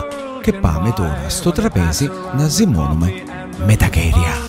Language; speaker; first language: Greek; non-native, learner; Italian